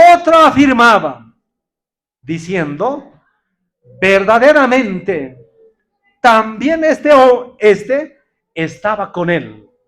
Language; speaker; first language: Spanish; non-native, local second language; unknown